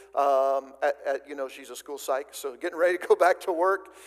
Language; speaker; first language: English; native; English